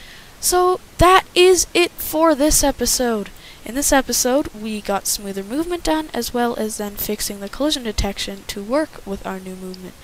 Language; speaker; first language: English; native; English